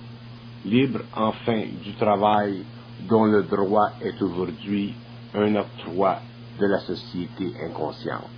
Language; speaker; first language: French; native; French